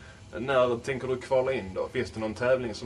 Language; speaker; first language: Swedish; native; Swedish